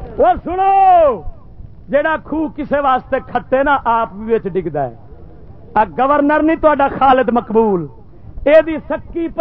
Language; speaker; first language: Urdu; native; Urdu